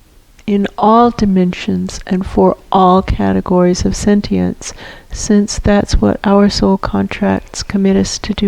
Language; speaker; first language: English; native; English